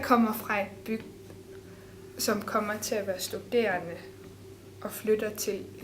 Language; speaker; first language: Danish; non-native, local second language; Kalaallisut